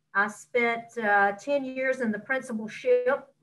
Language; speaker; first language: English; native; English